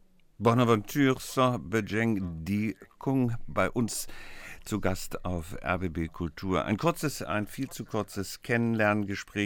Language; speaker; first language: German; native; German